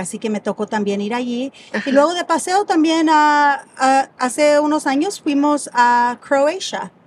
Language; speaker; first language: Spanish; early bilingual, heritage; Spanish